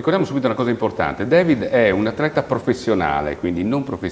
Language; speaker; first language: Italian; native; Italian